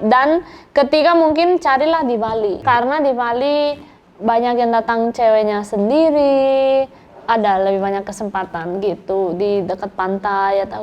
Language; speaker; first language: Indonesian; non-native, fluent; Spanish